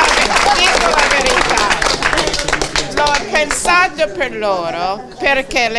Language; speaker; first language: Italian; non-native, fluent; English